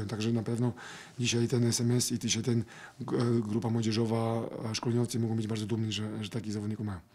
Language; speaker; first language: Polish; non-native, fluent; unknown